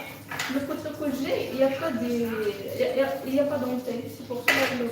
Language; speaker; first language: French; non-native, local second language; Arabic